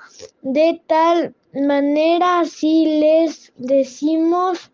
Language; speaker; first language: Spanish; non-native, learner; French